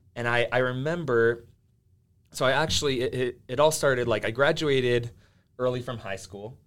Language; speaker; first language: English; early bilingual, other home language; Finnish